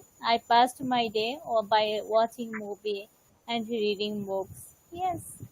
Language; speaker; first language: English; non-native, learner; Bangla